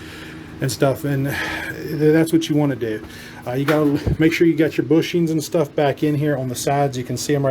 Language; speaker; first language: English; native; English